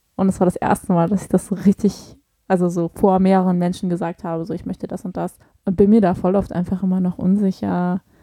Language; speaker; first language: German; early bilingual, other home language; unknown